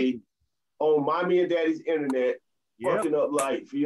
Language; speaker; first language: English; native; English